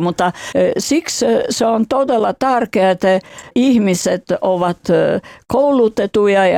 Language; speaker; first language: Finnish; non-native, fluent; Albanian